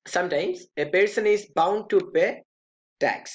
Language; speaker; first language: English; non-native, local second language; Malayalam